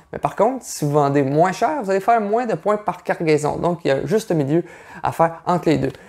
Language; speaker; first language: French; native; French